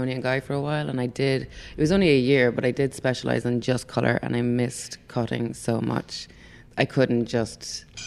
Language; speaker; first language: English; native; English